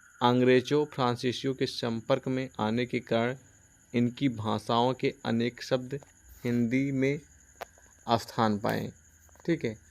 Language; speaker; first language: Hindi; non-native, local second language; Punjabi